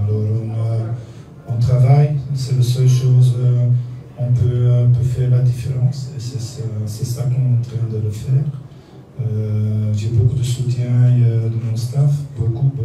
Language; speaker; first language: French; non-native, learner; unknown